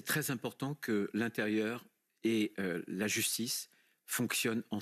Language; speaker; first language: French; native; French